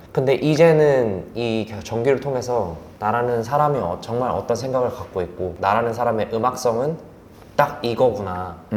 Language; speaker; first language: Korean; early bilingual, heritage; Korean